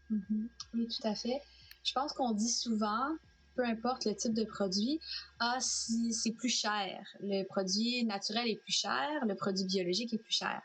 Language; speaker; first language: French; native; French